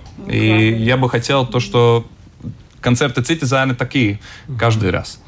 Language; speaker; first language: Russian; non-native, local second language; Latvian